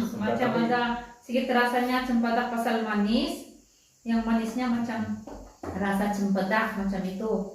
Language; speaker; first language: Indonesian; non-native, learner; Filipino